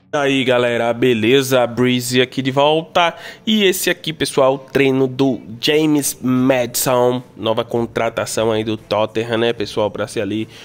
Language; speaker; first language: Portuguese; native; Portuguese